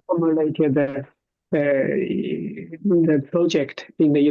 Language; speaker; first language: English; non-native, learner; Chinese